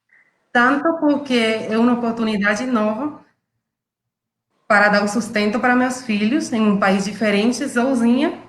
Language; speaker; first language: Portuguese; non-native, fluent; Spanish